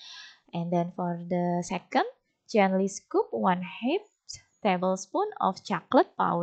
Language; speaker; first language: English; non-native, fluent; Indonesian